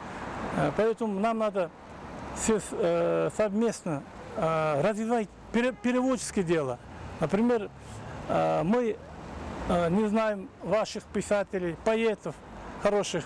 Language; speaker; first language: Russian; non-native, fluent; Tajik